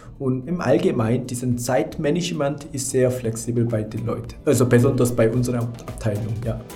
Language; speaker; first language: German; non-native, fluent; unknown